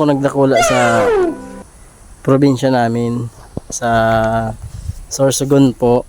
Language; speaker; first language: Filipino; non-native, local second language; Bikol